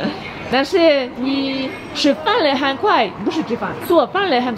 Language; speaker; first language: Chinese; non-native, learner; Polish